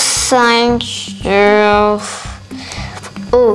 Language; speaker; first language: Hindi; native; Hindi